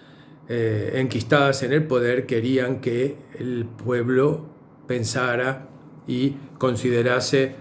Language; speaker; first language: Spanish; native; Spanish